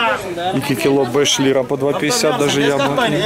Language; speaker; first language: Russian; native; Russian